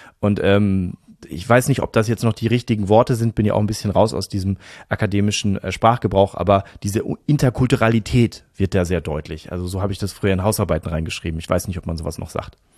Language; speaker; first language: German; native; German